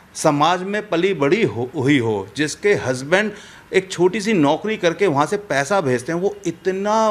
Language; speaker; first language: Hindi; native; Hindi